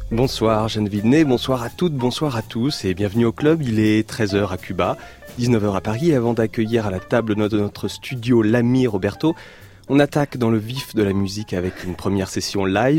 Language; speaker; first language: French; native; French